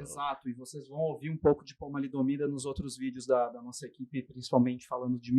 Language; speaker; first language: Portuguese; native; Portuguese